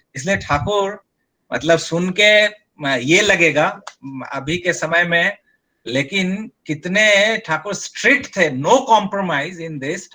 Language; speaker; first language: Hindi; non-native, local second language; Bangla